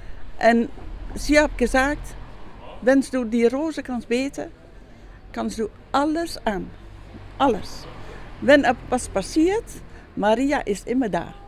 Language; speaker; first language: German; non-native, learner; Dutch